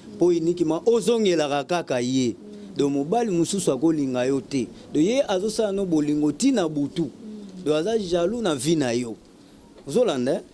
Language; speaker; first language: Lingala; non-native, local second language; Kongo